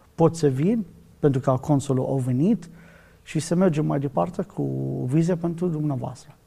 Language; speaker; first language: Romanian; non-native, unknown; Arabic